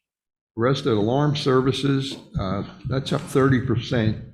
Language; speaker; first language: English; native; English